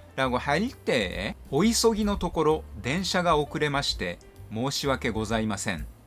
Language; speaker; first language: Korean; non-native, fluent; Japanese